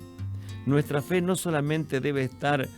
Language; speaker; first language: Spanish; native; Spanish